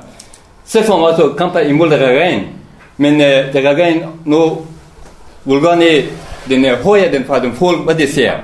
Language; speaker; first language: Danish; non-native, learner; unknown